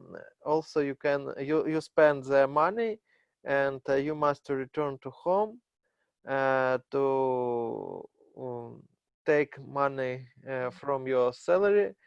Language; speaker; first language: English; non-native, learner; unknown